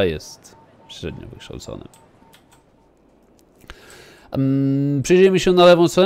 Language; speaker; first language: Polish; native; Polish